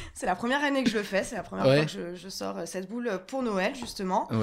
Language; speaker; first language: French; native; French